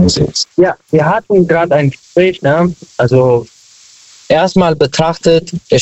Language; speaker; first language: German; early bilingual, other home language; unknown